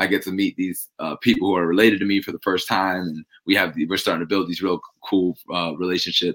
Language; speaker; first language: English; native; English